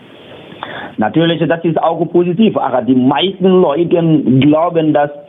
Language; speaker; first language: German; non-native, learner; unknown